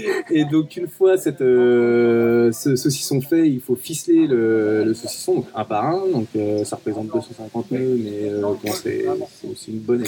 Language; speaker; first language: French; native; French